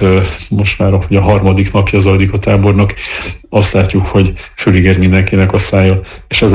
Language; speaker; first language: Hungarian; native; Hungarian